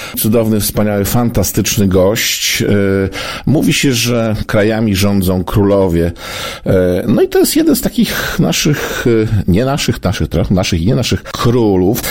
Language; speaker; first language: Polish; native; Polish